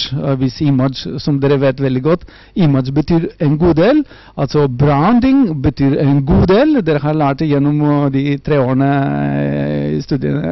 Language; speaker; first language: Norwegian; non-native, fluent; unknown